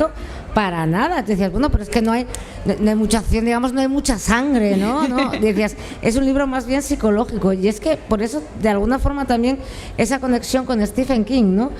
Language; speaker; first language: Spanish; native; Spanish